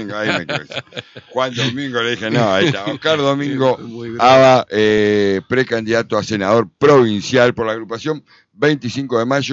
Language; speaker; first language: Spanish; native; Spanish